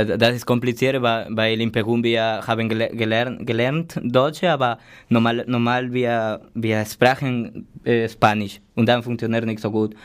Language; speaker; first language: German; non-native, learner; Spanish